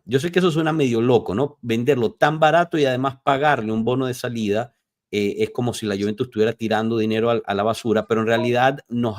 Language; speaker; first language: Spanish; native; Spanish